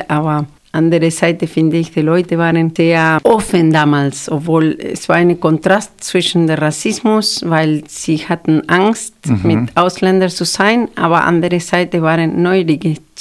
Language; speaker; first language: German; non-native, fluent; Spanish